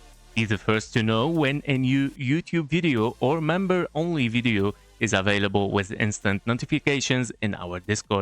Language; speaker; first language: English; non-native, fluent; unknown